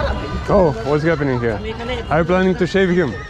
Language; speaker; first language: English; non-native, learner; Lithuanian